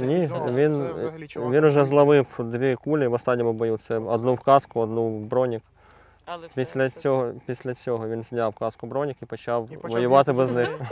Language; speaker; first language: Ukrainian; native; Ukrainian